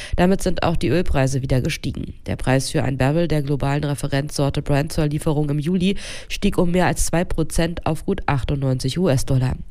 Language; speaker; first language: German; native; German